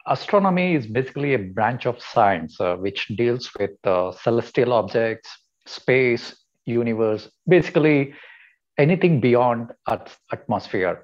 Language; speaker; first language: English; non-native, local second language; Kannada